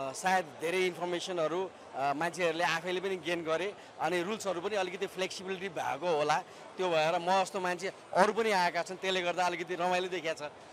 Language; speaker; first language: Nepali; native; Nepali